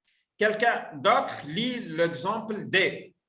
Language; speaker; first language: French; non-native, local second language; Arabic